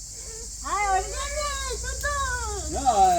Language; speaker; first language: French; non-native, learner; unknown